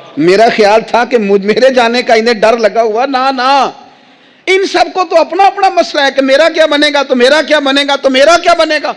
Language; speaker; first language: Urdu; non-native, local second language; Punjabi